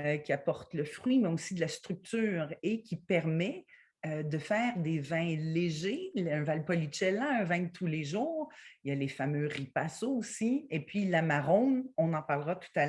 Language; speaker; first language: French; native; French